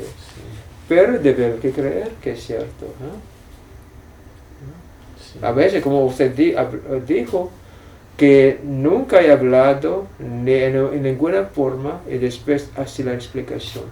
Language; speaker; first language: Spanish; non-native, fluent; English